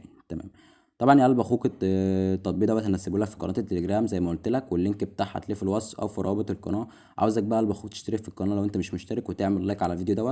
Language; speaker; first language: Arabic; native; Arabic